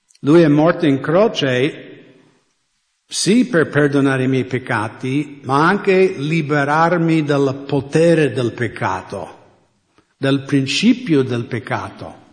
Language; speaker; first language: Italian; non-native, fluent; English